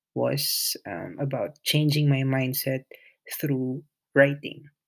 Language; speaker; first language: English; non-native, local second language; Filipino